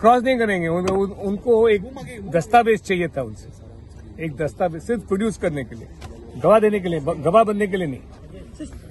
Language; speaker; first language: Hindi; non-native, local second language; Sindhi